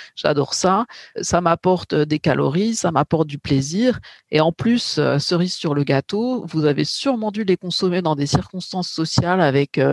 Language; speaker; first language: French; native; French